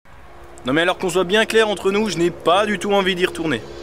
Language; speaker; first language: French; native; French